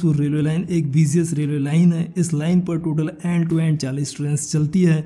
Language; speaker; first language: Hindi; non-native, local second language; Marathi